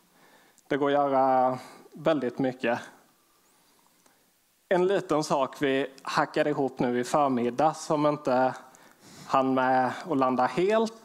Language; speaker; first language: Swedish; native; Swedish